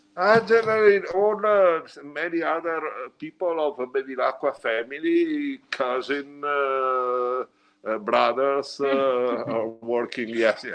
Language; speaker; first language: English; non-native, learner; Italian